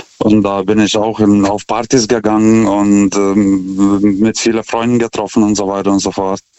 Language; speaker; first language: German; non-native, fluent; Lithuanian